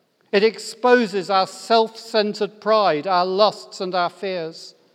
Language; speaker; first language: English; native; English